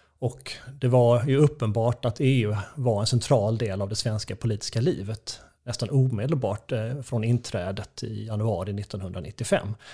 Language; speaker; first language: Swedish; native; Swedish